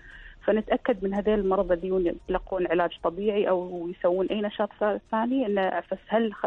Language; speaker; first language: Arabic; native; Arabic